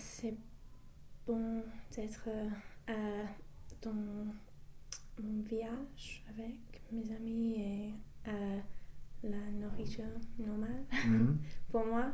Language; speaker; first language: French; non-native, learner; English